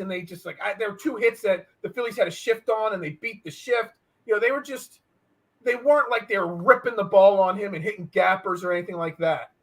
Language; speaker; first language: English; native; English